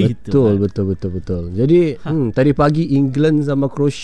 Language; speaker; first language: Malay; native; Malay